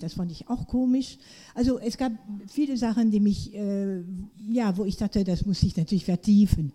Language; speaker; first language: German; non-native, fluent; French